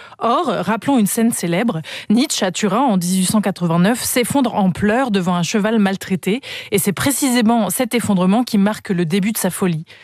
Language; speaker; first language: French; native; French